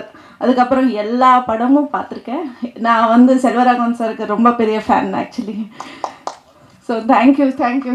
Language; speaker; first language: Tamil; non-native, fluent; Telugu